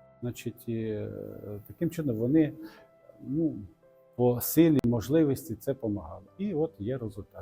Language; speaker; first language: Ukrainian; non-native, local second language; Russian